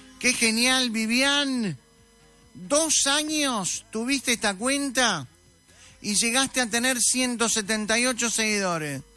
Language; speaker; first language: Spanish; native; Spanish